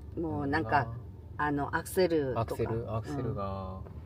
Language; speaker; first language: Japanese; non-native, local second language; Korean